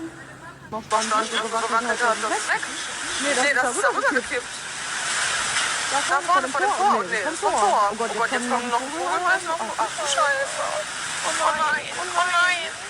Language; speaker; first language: German; native; German